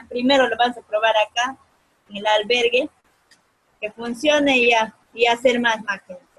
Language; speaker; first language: Spanish; native; Spanish